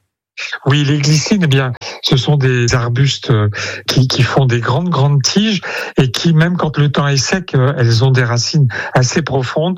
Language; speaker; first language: French; native; French